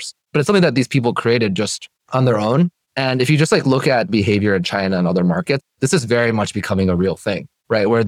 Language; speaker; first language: English; native; English